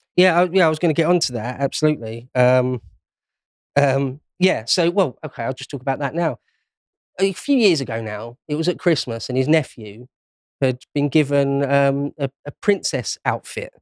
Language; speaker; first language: English; native; English